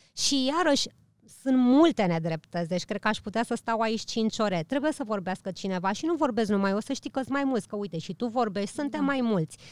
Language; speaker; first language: Romanian; early bilingual, heritage; Romanian